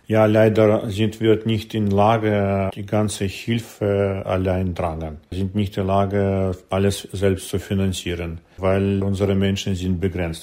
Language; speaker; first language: German; non-native, learner; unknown